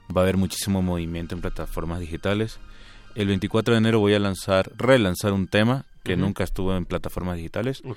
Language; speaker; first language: Spanish; native; Spanish